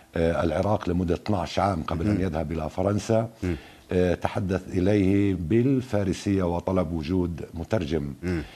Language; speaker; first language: Arabic; native; Arabic